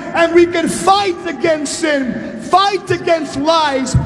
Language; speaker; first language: English; early bilingual, other home language; Spanish